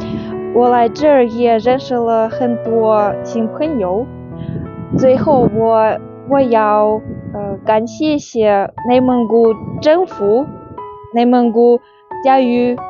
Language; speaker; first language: Chinese; non-native, learner; Russian